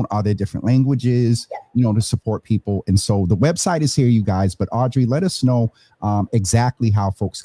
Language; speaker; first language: English; native; English